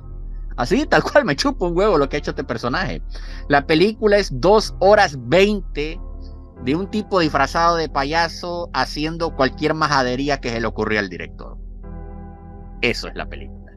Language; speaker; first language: Spanish; native; Spanish